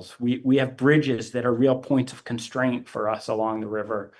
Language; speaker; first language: English; native; English